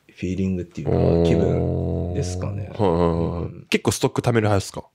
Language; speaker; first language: Japanese; native; Japanese